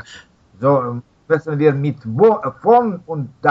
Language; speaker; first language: German; non-native, learner; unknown